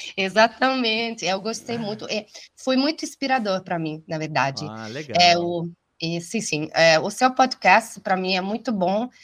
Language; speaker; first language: Portuguese; non-native, fluent; Italian